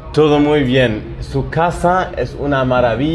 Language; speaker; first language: Spanish; non-native, fluent; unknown